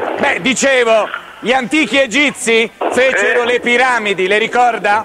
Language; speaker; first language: Italian; native; Italian